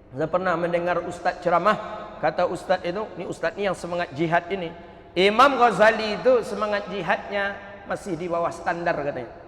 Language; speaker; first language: Malay; non-native, local second language; Minangkabau